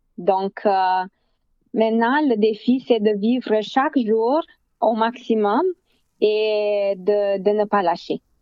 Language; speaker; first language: French; non-native, fluent; Romanian